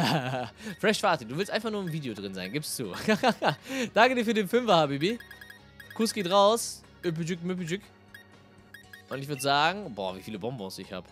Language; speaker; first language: German; native; German